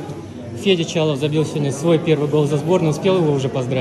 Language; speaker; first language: Russian; native; Russian